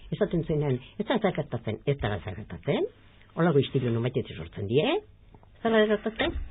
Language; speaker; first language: Basque; native; Basque